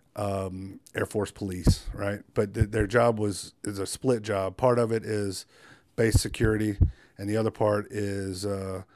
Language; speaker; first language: English; native; English